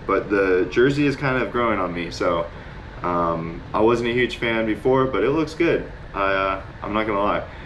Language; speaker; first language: English; native; English